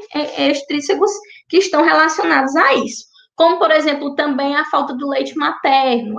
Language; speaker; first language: Portuguese; native; Portuguese